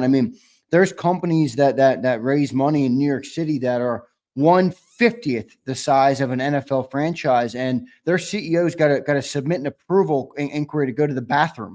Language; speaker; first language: English; native; English